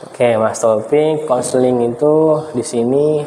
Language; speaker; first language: Indonesian; native; Indonesian